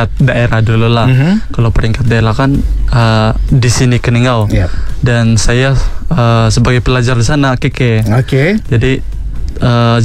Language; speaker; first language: Malay; non-native, local second language; Central Dusun